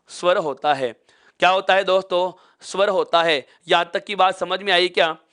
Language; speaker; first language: Hindi; native; Hindi